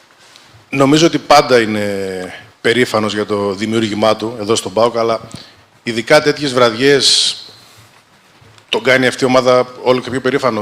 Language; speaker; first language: Greek; native; Greek